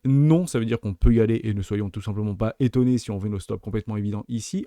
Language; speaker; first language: French; native; French